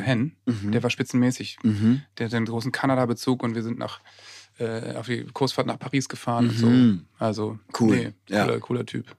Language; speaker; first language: German; native; German